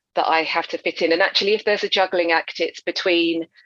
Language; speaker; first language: English; native; English